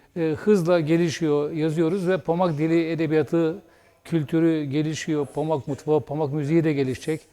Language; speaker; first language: Turkish; non-native, local second language; Bulgarian